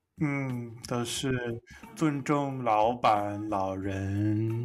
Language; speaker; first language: Chinese; non-native, learner; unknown